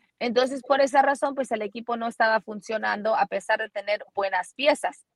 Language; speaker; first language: Spanish; early bilingual, heritage; Spanish